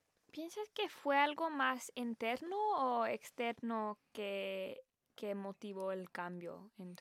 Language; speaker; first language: Spanish; early bilingual, heritage; Spanish